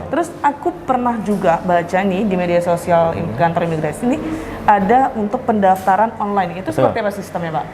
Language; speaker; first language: Indonesian; native; Indonesian